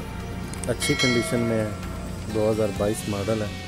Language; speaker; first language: Hindi; non-native, local second language; Punjabi